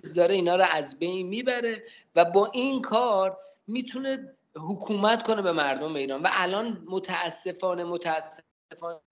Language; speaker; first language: Persian; native; Persian